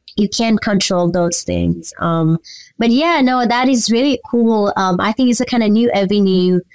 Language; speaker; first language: English; non-native, local second language; Nepali